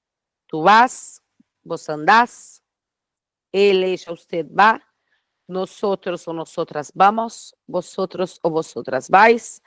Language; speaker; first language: Spanish; non-native, fluent; Portuguese